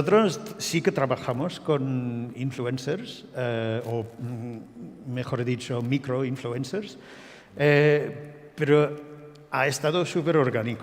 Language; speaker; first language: Spanish; non-native, fluent; English